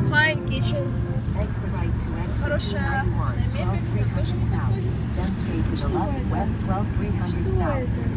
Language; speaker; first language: Russian; native; Russian